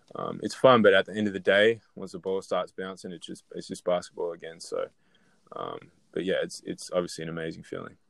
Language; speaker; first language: English; native; English